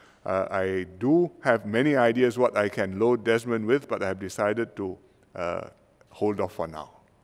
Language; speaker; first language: English; native; English